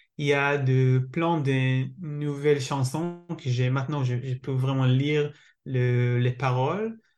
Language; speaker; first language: French; non-native, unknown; Hebrew